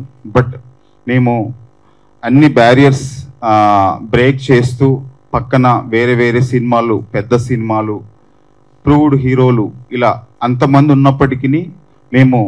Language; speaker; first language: Telugu; native; Telugu